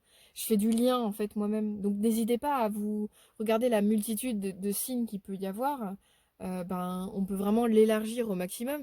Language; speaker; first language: French; native; French